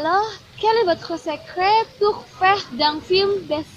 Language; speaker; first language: French; non-native, learner; Indonesian